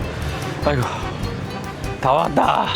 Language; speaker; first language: Korean; native; Korean